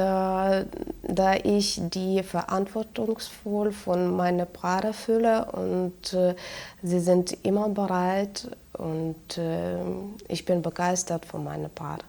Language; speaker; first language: German; non-native, fluent; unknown